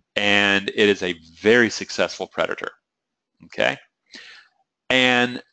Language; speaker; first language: English; native; English